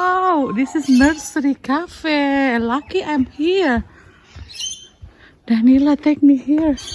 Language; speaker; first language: English; non-native, learner; Indonesian